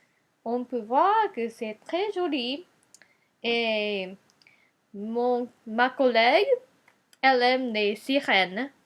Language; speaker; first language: French; non-native, learner; Japanese